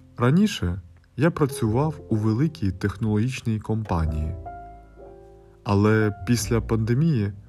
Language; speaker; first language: Ukrainian; early bilingual, heritage; Portuguese